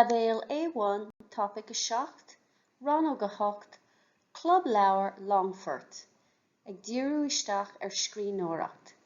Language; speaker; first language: Irish; non-native, local second language; English